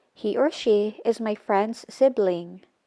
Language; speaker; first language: English; non-native, local second language; Filipino